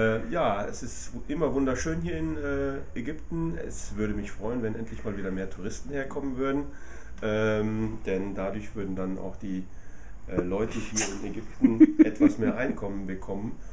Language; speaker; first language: German; native; German